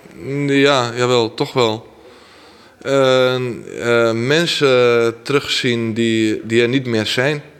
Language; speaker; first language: Dutch; early bilingual, other home language; Armenian